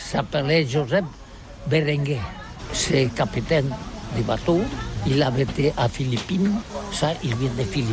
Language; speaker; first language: French; non-native, learner; Catalan